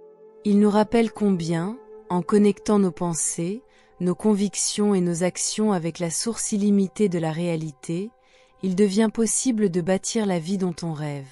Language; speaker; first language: French; native; French